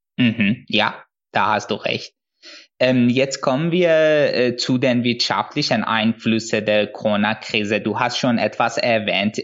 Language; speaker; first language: German; non-native, fluent; Persian